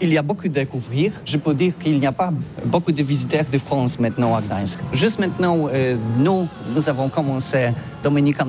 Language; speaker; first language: French; non-native, learner; Polish